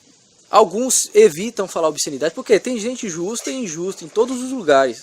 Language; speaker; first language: Portuguese; native; Portuguese